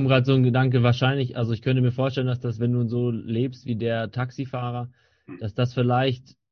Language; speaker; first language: German; native; German